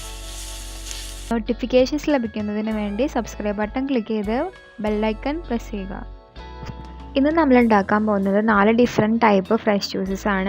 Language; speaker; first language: Malayalam; native; Malayalam